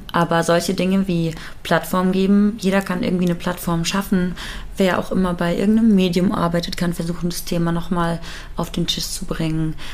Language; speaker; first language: German; early bilingual, other home language; Persian